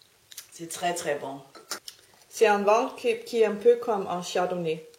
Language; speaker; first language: French; non-native, learner; Danish